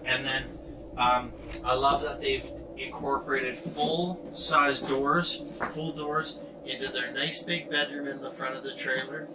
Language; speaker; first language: English; native; English